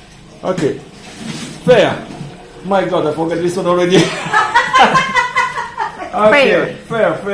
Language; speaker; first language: English; non-native, learner; French